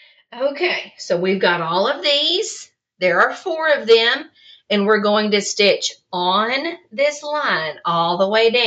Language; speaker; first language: English; native; English